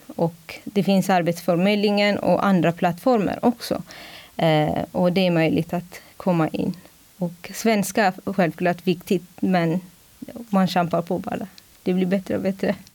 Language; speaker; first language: Swedish; non-native, fluent; Amharic